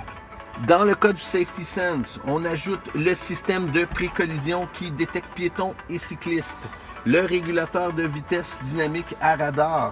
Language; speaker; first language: French; native; French